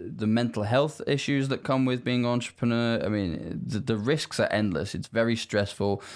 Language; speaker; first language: English; native; English